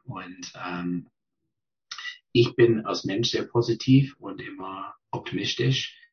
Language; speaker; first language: German; non-native, fluent; English